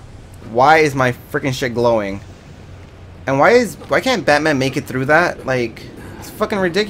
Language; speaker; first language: English; native; English